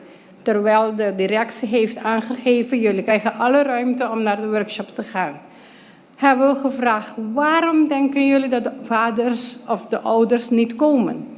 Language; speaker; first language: Dutch; non-native, local second language; Papiamento